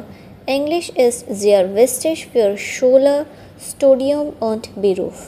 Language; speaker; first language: German; non-native, learner; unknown